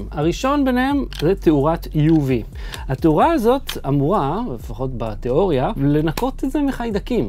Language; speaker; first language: Hebrew; native; Hebrew